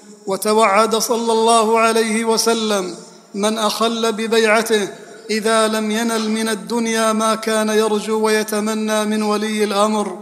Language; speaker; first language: Arabic; native; Arabic